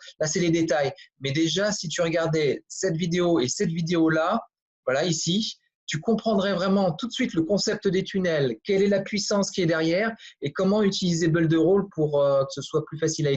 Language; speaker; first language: French; native; French